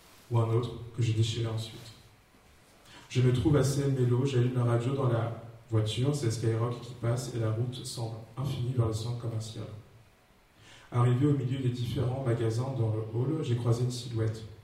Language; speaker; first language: French; native; French